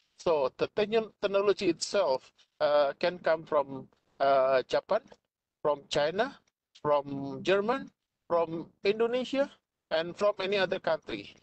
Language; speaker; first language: English; non-native, fluent; Indonesian